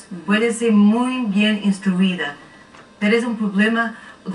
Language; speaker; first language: Spanish; non-native, learner; Portuguese